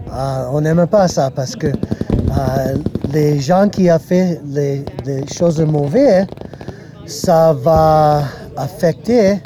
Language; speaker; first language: French; non-native, learner; English